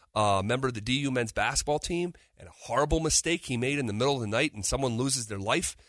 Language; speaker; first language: English; native; English